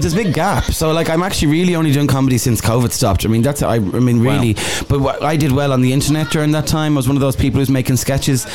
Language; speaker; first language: English; native; English